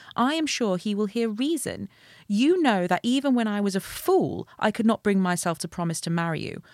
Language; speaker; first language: English; native; English